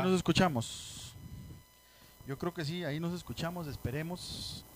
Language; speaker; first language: Spanish; native; Spanish